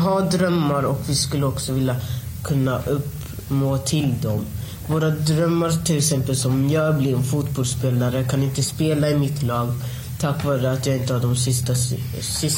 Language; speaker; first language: Swedish; early bilingual, other home language; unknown